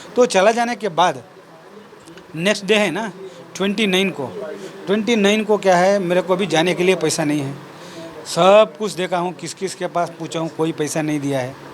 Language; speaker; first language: Hindi; non-native, local second language; Kannada